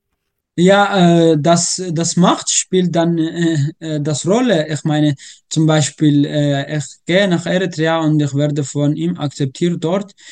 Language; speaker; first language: German; non-native, learner; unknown